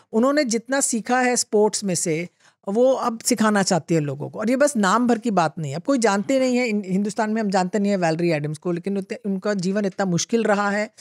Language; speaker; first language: Hindi; non-native, local second language; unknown